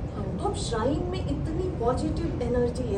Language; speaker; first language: Hindi; native; Hindi